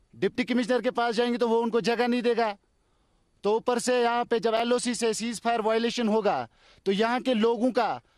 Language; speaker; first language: Hindi; non-native, local second language; Kashmiri